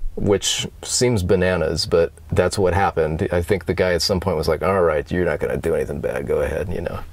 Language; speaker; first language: English; native; English